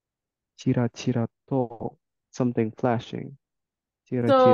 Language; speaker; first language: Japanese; non-native, learner; English